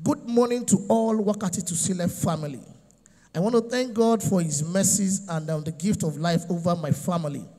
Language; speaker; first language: English; non-native, local second language; Yoruba